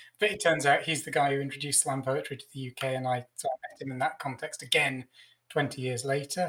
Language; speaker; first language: English; native; English